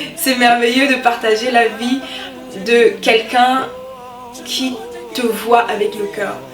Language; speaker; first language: French; native; French